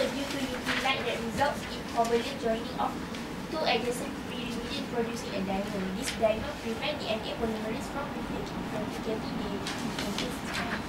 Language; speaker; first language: English; non-native, local second language; Malay